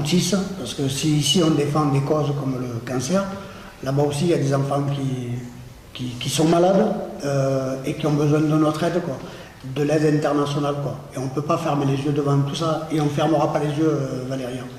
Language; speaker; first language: French; native; French